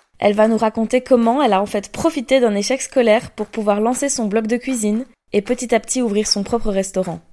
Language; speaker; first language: French; native; French